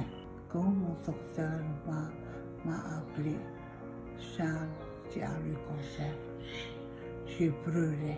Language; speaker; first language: French; non-native, local second language; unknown